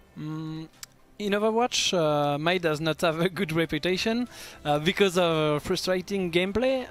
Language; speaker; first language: English; non-native, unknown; French